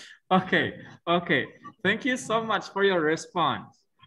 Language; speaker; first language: English; non-native, fluent; Indonesian